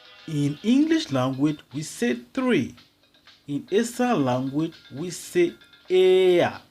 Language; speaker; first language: English; non-native, local second language; Esan